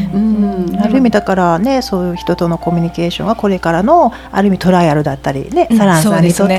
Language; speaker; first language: Japanese; native; Japanese